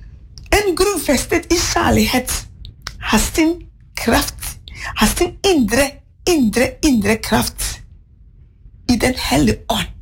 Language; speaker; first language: Norwegian; non-native, fluent; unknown